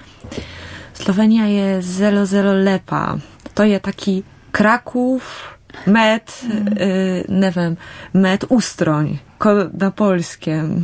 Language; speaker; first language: Slovenian; non-native, learner; Polish